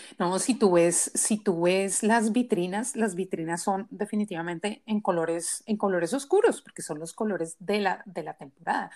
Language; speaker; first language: Spanish; native; Spanish